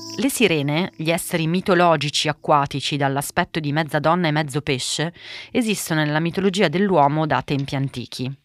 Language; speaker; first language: Italian; early bilingual, other home language; Portuguese